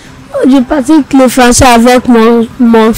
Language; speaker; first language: French; non-native, learner; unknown